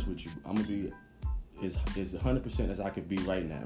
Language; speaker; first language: English; native; English